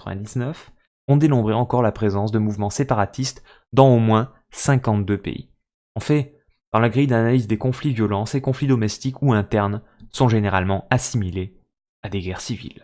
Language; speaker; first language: French; native; French